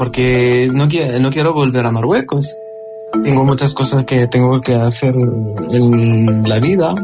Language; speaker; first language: Spanish; non-native, learner; Arabic